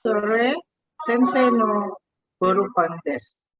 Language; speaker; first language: Japanese; non-native, learner; Indonesian